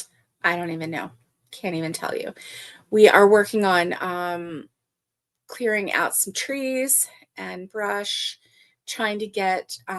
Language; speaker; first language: English; native; English